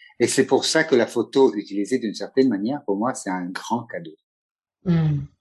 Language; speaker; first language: French; non-native, fluent; Italian